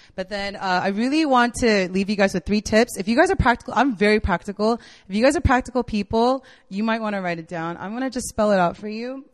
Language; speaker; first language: English; native; English